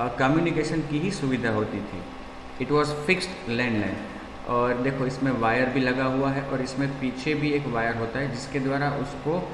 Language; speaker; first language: Hindi; non-native, local second language; Gujarati